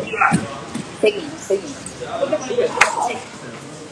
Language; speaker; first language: Spanish; non-native, learner; Portuguese